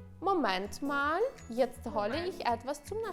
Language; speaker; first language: German; non-native, fluent; Ukrainian